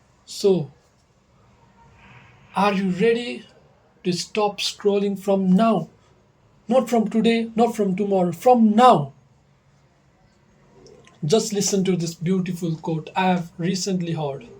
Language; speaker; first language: English; non-native, local second language; Nepali